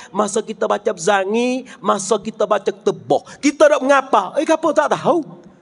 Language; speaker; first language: Malay; native; Malay